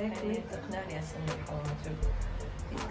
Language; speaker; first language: Arabic; native; Arabic